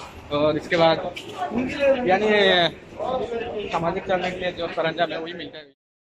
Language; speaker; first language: Hindi; non-native, local second language; Bangla